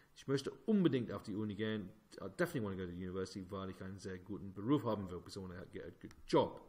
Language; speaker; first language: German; non-native, fluent; English